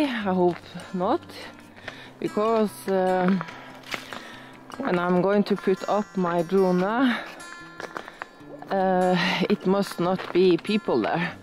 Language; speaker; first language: English; non-native, learner; Norwegian